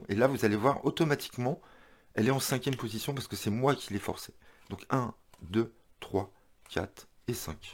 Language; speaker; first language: French; native; French